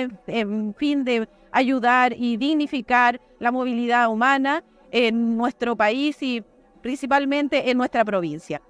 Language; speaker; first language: Spanish; native; Spanish